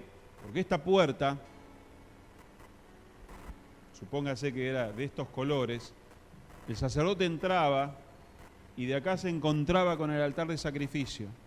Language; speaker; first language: Spanish; native; Spanish